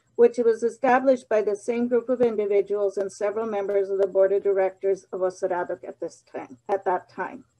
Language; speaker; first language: English; early bilingual, other home language; Ukrainian